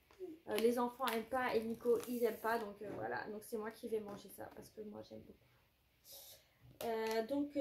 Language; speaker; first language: French; native; French